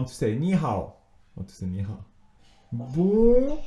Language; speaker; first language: French; native; French